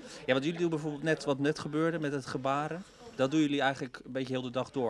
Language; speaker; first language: Dutch; native; Dutch